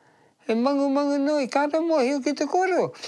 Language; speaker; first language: Māori; non-native, local second language; English